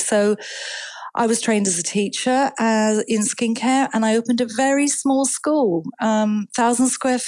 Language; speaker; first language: English; native; English